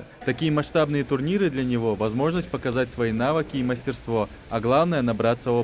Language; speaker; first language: Russian; native; Russian